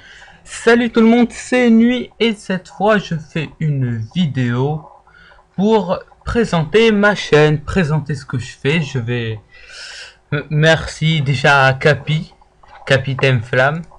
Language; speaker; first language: French; native; French